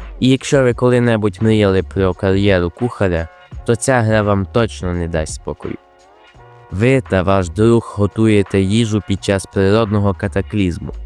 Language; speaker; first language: Ukrainian; native; Ukrainian